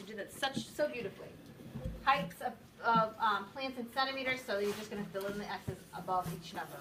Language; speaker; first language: English; native; English